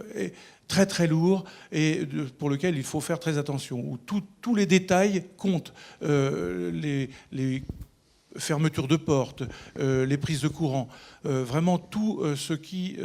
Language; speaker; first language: French; native; French